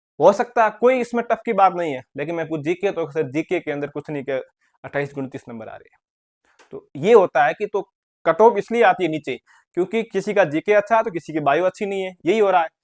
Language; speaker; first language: Hindi; native; Hindi